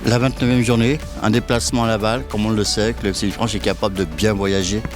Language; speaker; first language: French; native; French